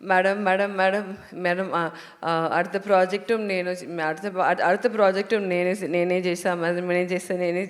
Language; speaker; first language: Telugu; non-native, learner; Tamil